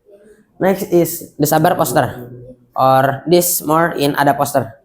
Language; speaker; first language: English; non-native, local second language; Indonesian